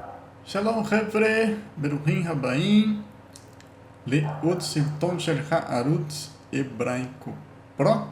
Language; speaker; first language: Hebrew; non-native, learner; Portuguese